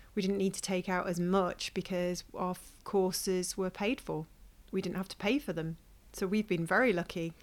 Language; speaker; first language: English; native; English